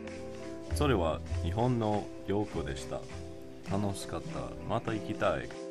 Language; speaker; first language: Japanese; non-native, learner; English